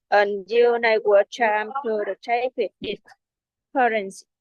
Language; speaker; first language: English; non-native, learner; Vietnamese